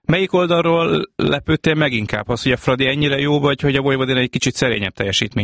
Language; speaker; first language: Hungarian; native; Hungarian